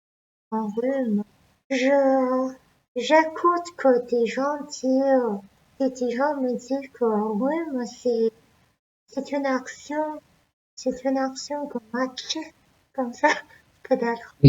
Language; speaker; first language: French; non-native, learner; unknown